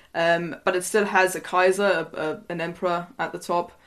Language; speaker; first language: English; non-native, fluent; German